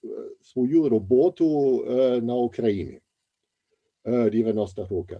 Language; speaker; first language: Ukrainian; non-native, fluent; German